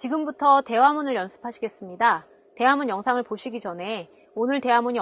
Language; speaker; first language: Korean; native; Korean